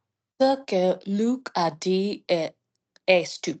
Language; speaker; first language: French; non-native, learner; English